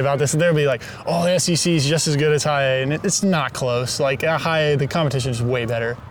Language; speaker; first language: English; native; English